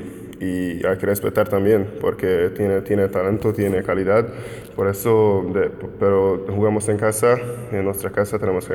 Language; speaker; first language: Spanish; non-native, fluent; Hungarian